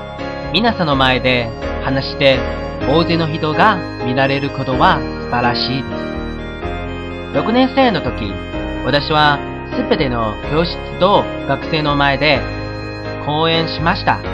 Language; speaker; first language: Japanese; non-native, learner; Chinese